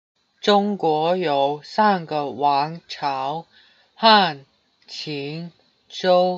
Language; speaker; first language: Chinese; non-native, learner; English